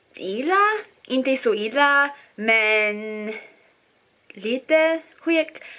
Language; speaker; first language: Swedish; non-native, learner; English